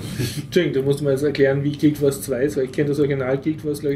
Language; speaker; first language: German; native; German